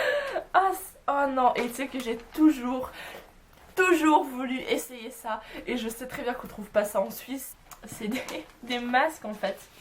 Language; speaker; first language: French; native; French